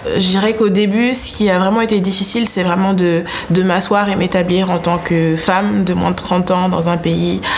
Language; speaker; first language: French; native; French